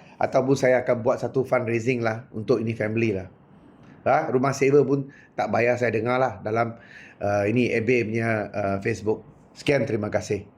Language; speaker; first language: Malay; non-native, local second language; Punjabi